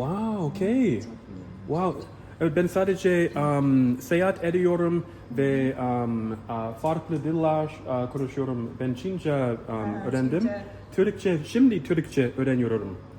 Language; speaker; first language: Turkish; non-native, learner; English